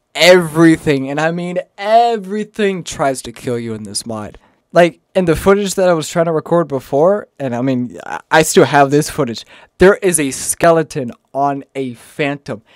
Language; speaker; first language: English; native; English